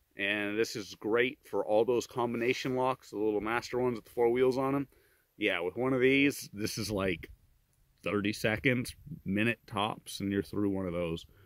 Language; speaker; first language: English; native; English